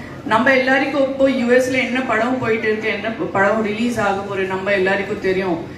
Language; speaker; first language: Tamil; non-native, local second language; Gujarati